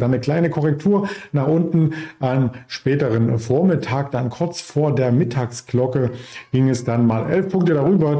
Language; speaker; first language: German; native; German